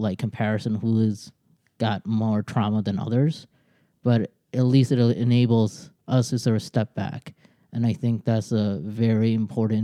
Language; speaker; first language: English; native; English